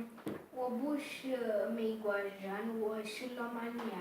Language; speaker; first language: Chinese; non-native, learner; Romanian